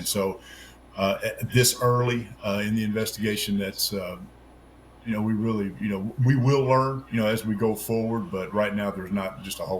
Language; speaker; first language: English; native; English